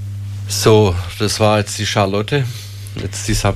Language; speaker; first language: German; native; German